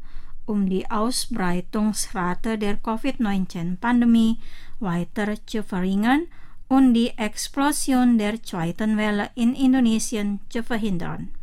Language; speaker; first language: German; non-native, fluent; Indonesian